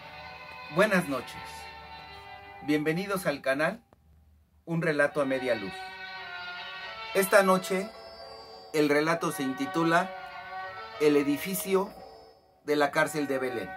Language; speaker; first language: Spanish; native; Spanish